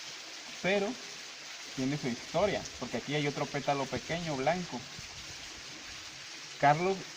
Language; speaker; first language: Spanish; native; Spanish